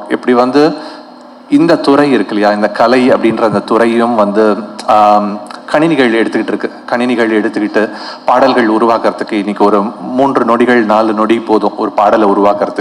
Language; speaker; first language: Tamil; native; Tamil